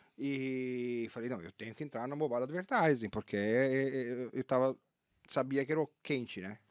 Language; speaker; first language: Portuguese; non-native, fluent; Italian